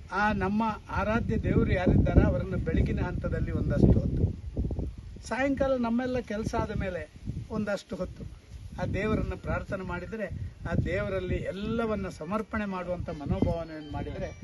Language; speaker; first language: Kannada; native; Kannada